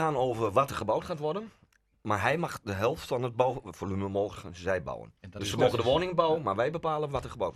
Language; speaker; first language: Dutch; native; Dutch